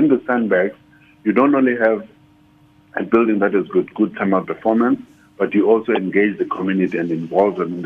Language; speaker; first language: English; non-native, local second language; Xhosa